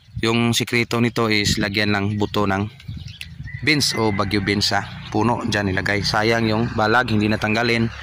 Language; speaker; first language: Filipino; non-native, local second language; Cebuano